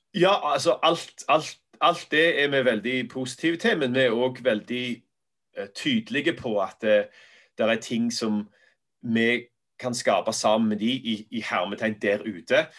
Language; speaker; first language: Norwegian; native; Norwegian